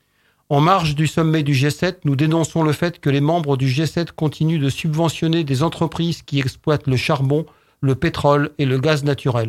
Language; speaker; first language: French; native; French